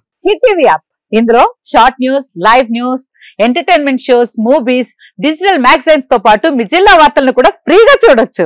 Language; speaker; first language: Telugu; native; Telugu